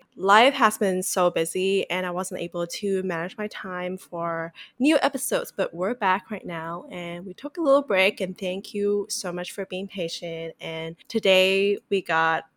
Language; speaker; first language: English; non-native, local second language; Cantonese